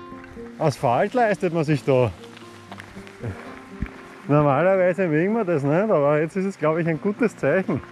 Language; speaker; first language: German; native; German